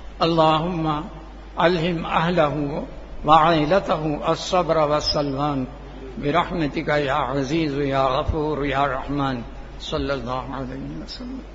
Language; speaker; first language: Urdu; native; Urdu